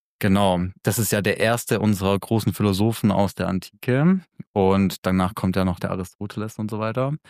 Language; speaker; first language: German; native; German